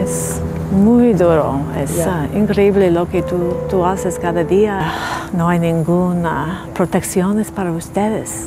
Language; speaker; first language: Spanish; non-native, learner; English